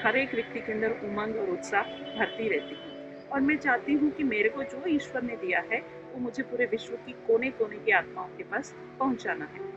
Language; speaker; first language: Hindi; non-native, local second language; Telugu